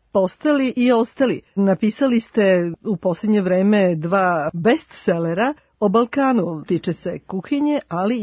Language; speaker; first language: Serbian; native; Serbian